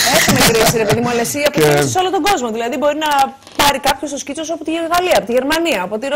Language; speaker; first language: Greek; native; Greek